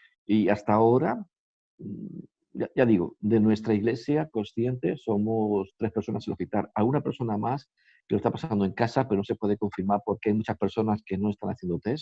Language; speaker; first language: Spanish; native; Spanish